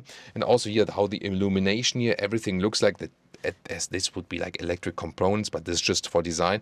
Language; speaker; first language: English; non-native, fluent; German